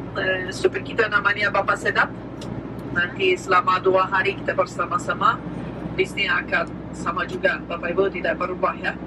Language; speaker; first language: Indonesian; non-native, fluent; Turkish